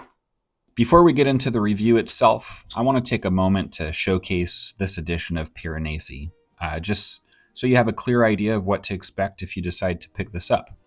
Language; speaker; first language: English; native; English